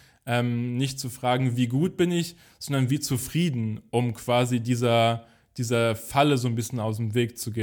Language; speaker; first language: German; native; German